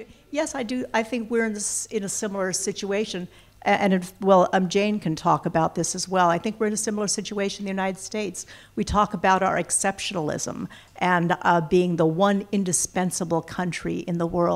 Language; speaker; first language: English; native; English